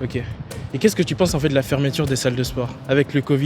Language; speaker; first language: French; native; French